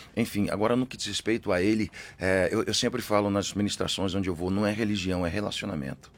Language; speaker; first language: Portuguese; early bilingual, other home language; English